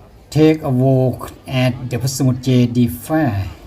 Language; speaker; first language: English; non-native, learner; Thai